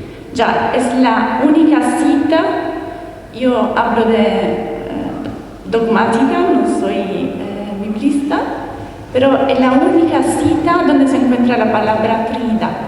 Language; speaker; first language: Spanish; non-native, fluent; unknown